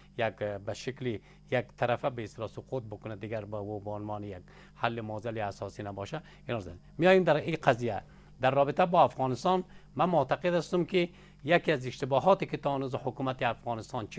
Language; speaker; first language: Persian; native; Persian